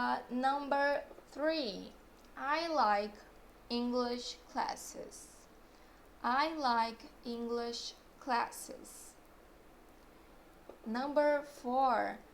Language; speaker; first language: English; non-native, fluent; Portuguese